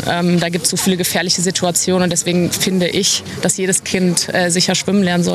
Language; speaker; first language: German; native; German